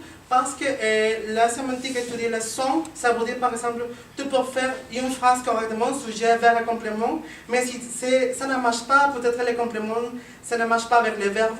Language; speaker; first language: French; non-native, learner; Spanish